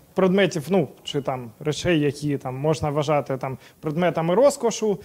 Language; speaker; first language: Ukrainian; non-native, local second language; Russian